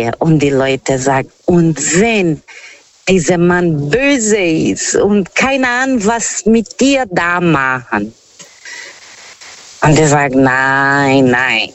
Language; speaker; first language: German; non-native, fluent; Portuguese